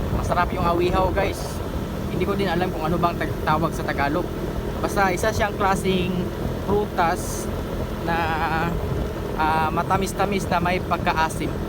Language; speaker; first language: Filipino; non-native, local second language; Cebuano